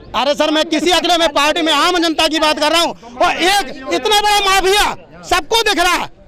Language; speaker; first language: Hindi; native; Hindi